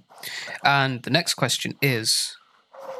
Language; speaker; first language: English; native; English